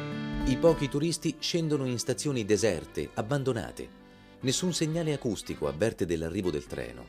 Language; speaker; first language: Italian; native; Italian